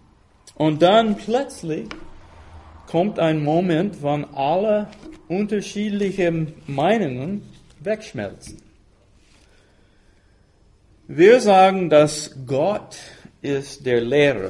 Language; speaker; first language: German; non-native, fluent; English